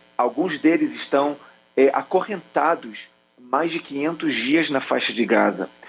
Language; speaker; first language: Portuguese; native; Portuguese